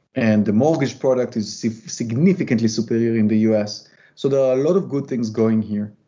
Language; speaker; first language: English; non-native, fluent; Hebrew